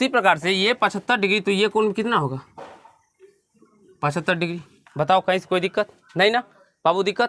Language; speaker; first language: Hindi; native; Hindi